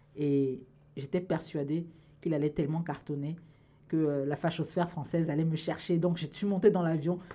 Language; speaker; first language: French; native; French